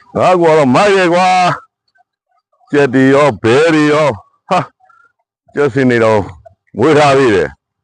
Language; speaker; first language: Burmese; native; Burmese